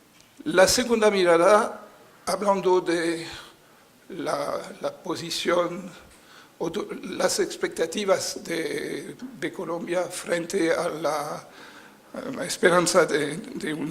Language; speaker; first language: Spanish; non-native, fluent; French